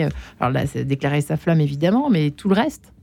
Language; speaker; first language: French; native; French